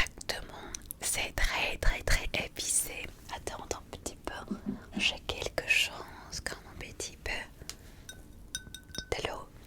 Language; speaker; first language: French; non-native, fluent; English